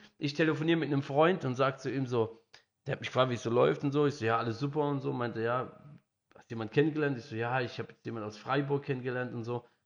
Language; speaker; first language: German; early bilingual, other home language; Arabic